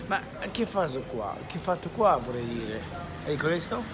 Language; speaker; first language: Italian; non-native, learner; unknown